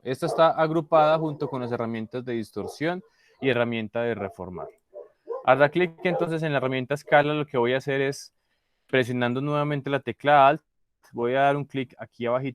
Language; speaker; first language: Spanish; native; Spanish